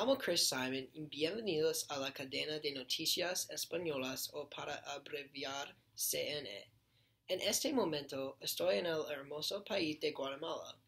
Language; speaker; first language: Spanish; non-native, learner; English